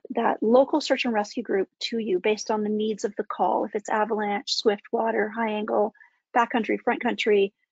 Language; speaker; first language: English; native; English